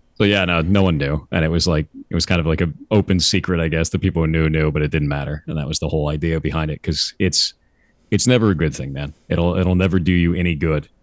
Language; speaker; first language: English; native; English